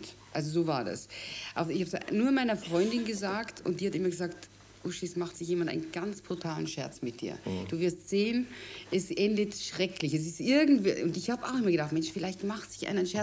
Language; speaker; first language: German; native; German